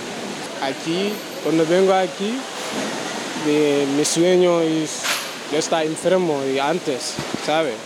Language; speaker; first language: Spanish; non-native, learner; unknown